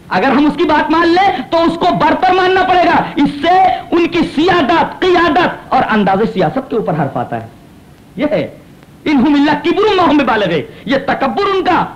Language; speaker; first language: Urdu; native; Urdu